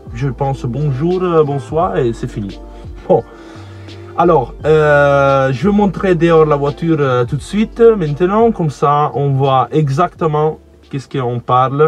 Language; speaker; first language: French; non-native, learner; Italian